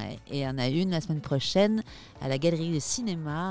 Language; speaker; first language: French; native; French